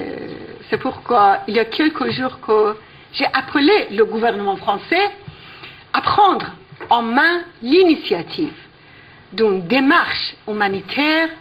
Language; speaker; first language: French; non-native, fluent; Persian